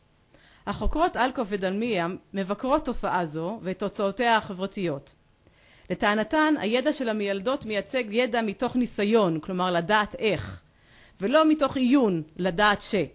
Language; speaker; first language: Hebrew; native; Hebrew